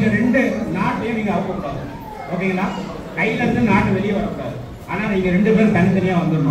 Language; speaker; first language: Tamil; native; Tamil